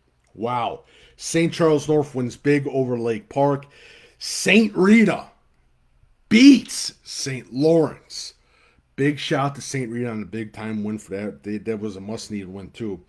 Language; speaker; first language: English; native; English